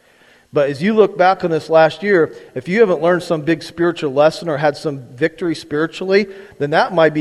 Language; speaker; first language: English; native; English